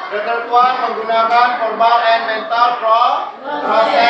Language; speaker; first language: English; non-native, fluent; Indonesian